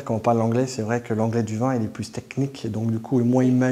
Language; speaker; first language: French; native; French